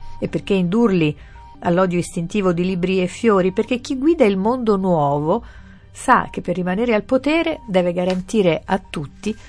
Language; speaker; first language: Italian; native; Italian